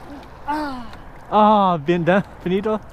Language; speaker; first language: Spanish; non-native, learner; English